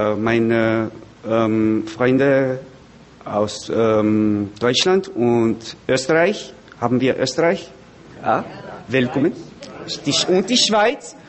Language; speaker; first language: German; non-native, learner; English